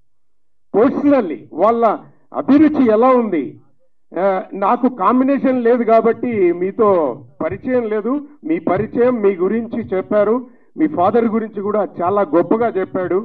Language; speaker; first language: Telugu; native; Telugu